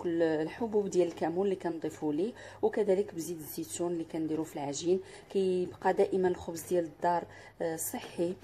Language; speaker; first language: Arabic; native; Arabic